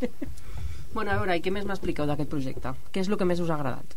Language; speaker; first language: Catalan; native; Catalan